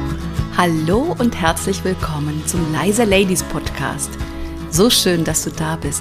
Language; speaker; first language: German; native; German